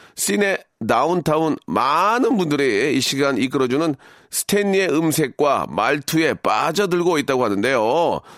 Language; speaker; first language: Korean; native; Korean